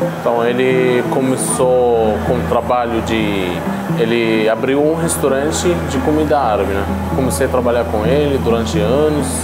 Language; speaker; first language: Portuguese; non-native, learner; Arabic